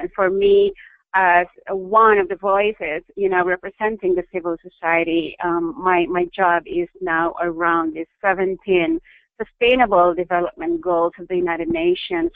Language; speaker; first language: English; non-native, local second language; Filipino